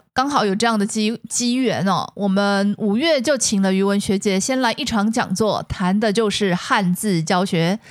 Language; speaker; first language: Chinese; native; Chinese